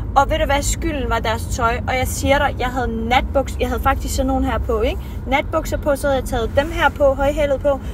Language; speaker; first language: Danish; early bilingual, other home language; Kurdish